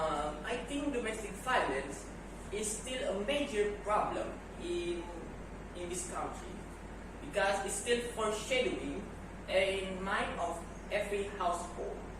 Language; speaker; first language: English; non-native, learner; Indonesian